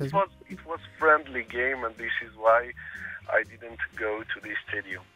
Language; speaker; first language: English; non-native, learner; Armenian